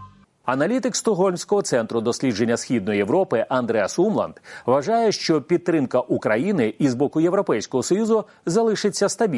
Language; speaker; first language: Ukrainian; native; Ukrainian